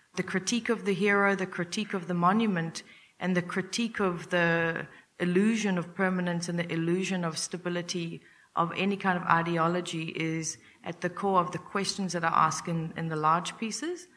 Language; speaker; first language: English; native; English